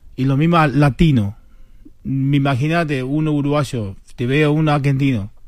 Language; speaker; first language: Spanish; non-native, learner; Chinese